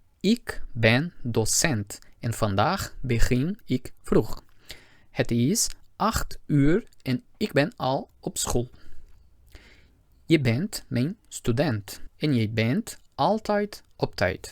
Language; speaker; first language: Dutch; non-native, fluent; Portuguese